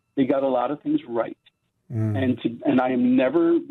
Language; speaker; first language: English; native; English